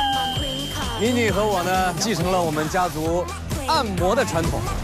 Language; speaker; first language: Chinese; native; Chinese